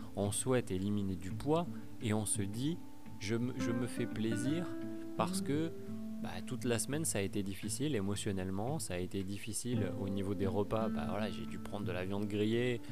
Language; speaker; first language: French; native; French